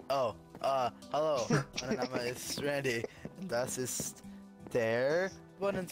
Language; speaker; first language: German; non-native, learner; English